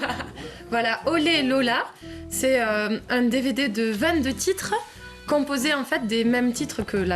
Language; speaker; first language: French; native; French